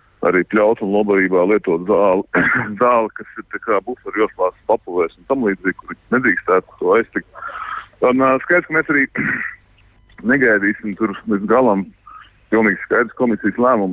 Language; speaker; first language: Latvian; native; Latvian